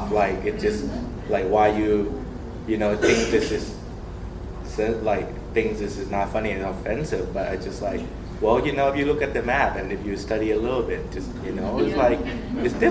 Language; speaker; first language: English; non-native, fluent; Thai